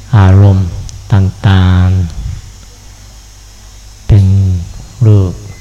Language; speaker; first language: Thai; non-native, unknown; Japanese